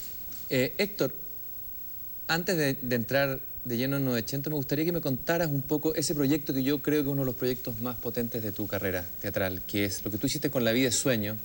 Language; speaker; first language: Spanish; native; Spanish